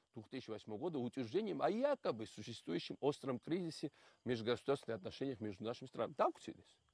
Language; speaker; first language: Russian; non-native, local second language; Georgian